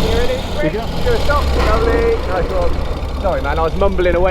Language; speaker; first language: English; native; English